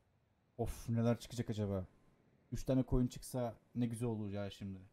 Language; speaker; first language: Turkish; native; Turkish